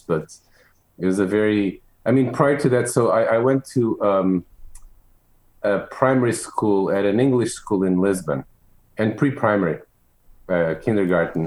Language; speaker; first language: English; non-native, fluent; Portuguese